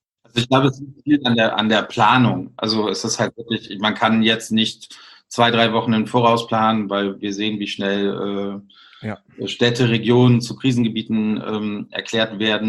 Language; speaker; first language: German; native; German